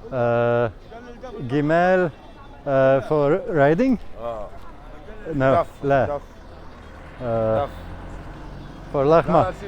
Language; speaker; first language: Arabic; non-native, learner; Latvian